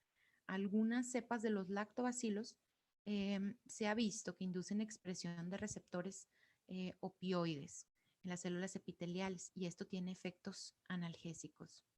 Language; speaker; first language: Spanish; native; Spanish